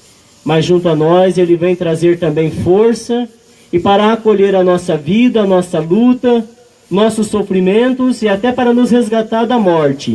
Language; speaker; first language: Portuguese; native; Portuguese